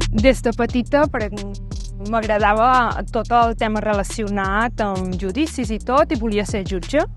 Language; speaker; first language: Catalan; early bilingual, other home language; Punjabi